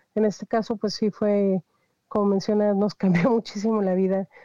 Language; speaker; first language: Spanish; native; Spanish